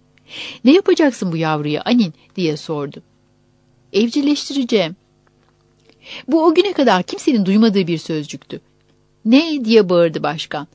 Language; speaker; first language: Turkish; native; Turkish